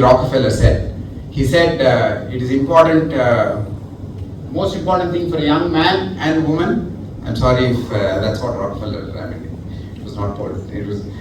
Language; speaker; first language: English; non-native, local second language; Tamil